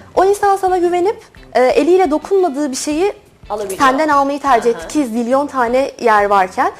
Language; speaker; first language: Turkish; native; Turkish